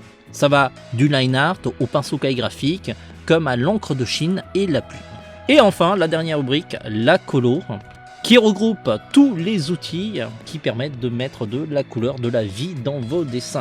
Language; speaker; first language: French; native; French